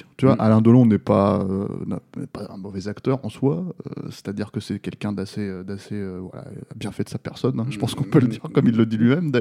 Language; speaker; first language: French; native; French